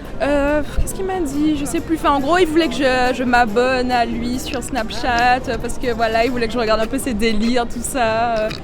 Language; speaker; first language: French; native; French